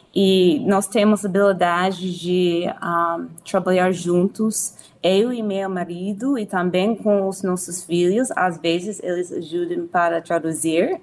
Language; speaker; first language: Portuguese; non-native, fluent; English